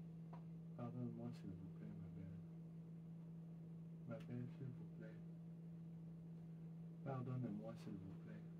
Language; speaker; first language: French; non-native, learner; English